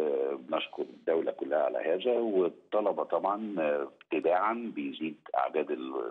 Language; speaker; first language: Arabic; native; Arabic